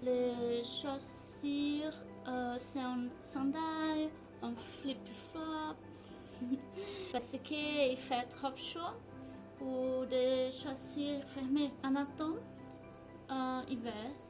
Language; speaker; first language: French; non-native, learner; Portuguese